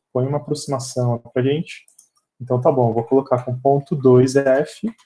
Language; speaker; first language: Portuguese; native; Portuguese